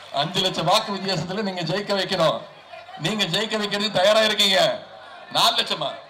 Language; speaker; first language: Tamil; native; Tamil